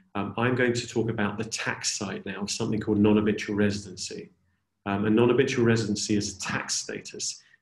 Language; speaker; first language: English; native; English